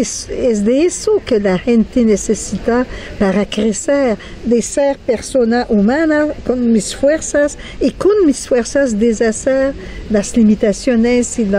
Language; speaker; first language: Spanish; non-native, fluent; French